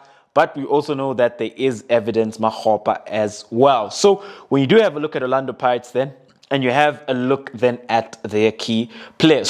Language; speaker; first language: English; non-native, local second language; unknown